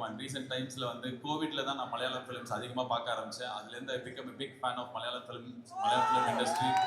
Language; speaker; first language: Tamil; native; Tamil